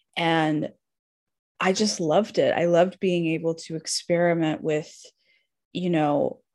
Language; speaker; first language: English; native; English